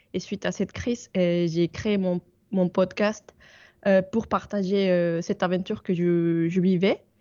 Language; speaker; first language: French; non-native, fluent; Spanish